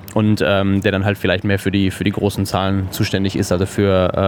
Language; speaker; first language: German; native; German